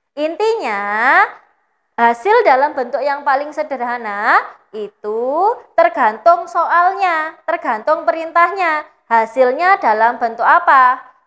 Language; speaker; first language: Indonesian; native; Indonesian